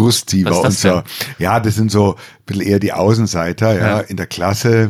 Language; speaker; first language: German; native; German